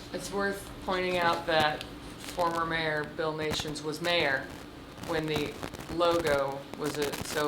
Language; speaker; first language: English; native; English